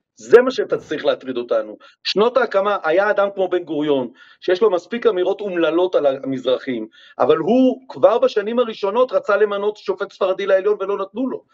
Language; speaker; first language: Hebrew; native; Hebrew